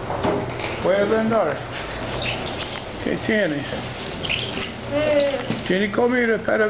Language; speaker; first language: Spanish; non-native, learner; English